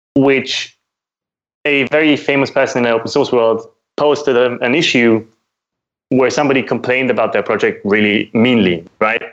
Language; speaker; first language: English; non-native, fluent; German